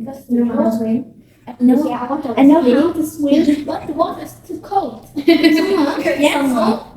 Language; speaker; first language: English; non-native, learner; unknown